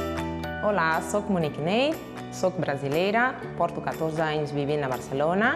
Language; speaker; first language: Spanish; non-native, fluent; Portuguese